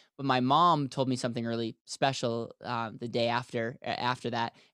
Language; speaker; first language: English; native; English